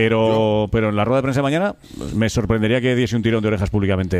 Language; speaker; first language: Spanish; native; Spanish